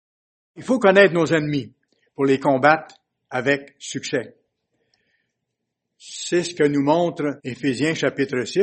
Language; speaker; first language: French; native; French